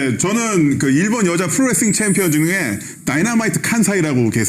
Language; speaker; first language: Korean; native; Korean